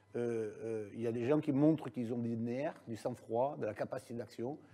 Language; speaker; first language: French; native; French